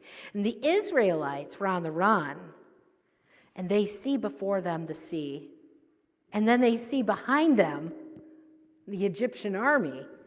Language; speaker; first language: English; native; English